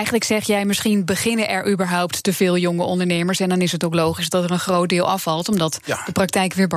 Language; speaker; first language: Dutch; native; Dutch